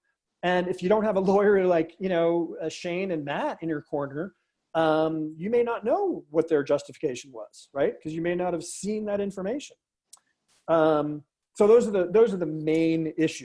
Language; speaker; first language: English; native; English